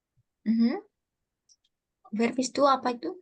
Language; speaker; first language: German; non-native, fluent; Indonesian